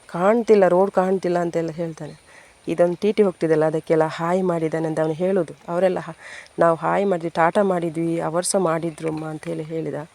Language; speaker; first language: Kannada; non-native, local second language; Tulu